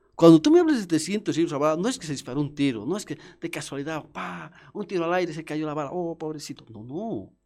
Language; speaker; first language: Spanish; native; Spanish